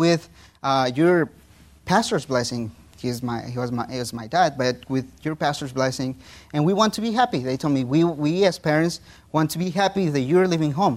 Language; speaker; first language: English; non-native, fluent; Spanish